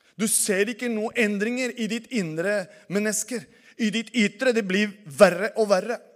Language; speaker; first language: Norwegian; non-native, fluent; Spanish